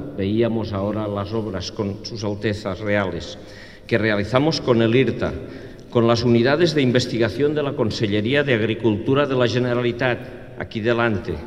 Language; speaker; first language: Spanish; non-native, local second language; Catalan